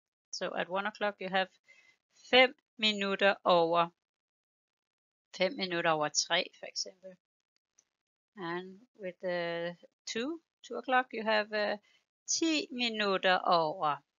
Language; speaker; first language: English; non-native, fluent; Danish